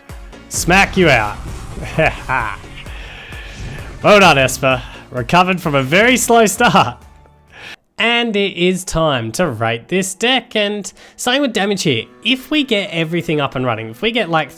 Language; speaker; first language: English; native; English